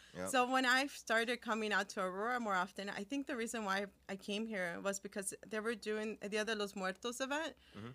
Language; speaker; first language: English; early bilingual, other home language; Spanish